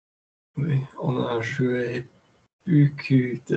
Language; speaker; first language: French; non-native, learner; English